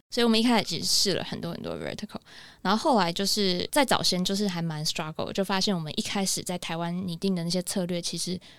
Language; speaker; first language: Chinese; native; Chinese